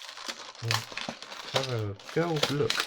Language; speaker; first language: English; native; English